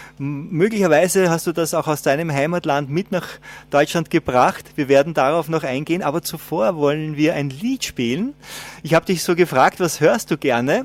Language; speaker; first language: German; native; German